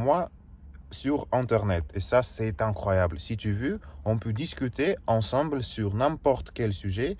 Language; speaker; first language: French; non-native, learner; Russian